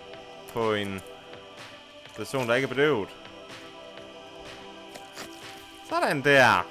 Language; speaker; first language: Danish; native; Danish